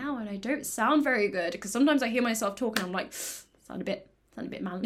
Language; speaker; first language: English; native; English